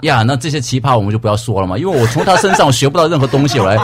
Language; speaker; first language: Cantonese; native; Cantonese